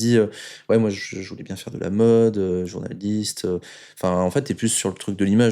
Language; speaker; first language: French; native; French